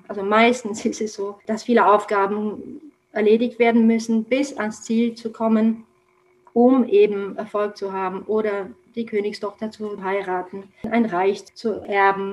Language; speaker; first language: German; non-native, fluent; Romanian